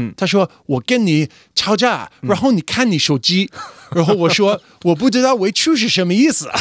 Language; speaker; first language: Chinese; non-native, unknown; English